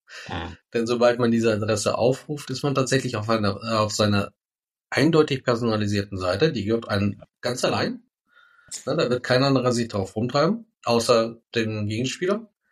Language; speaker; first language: German; native; German